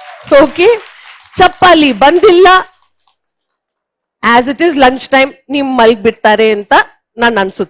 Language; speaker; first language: Kannada; non-native, learner; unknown